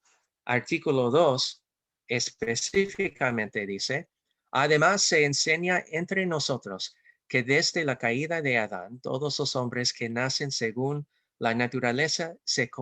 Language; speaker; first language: Spanish; non-native, fluent; English